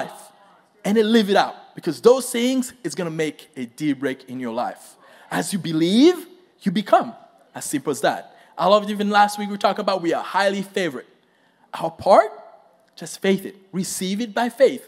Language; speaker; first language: English; non-native, local second language; Kinyarwanda